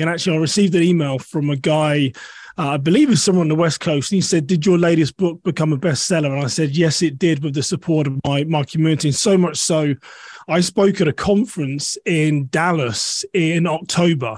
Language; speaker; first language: English; native; English